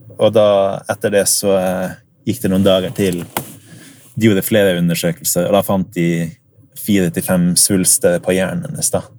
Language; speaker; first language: Norwegian; early bilingual, other home language; English